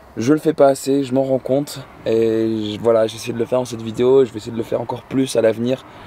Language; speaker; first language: French; native; French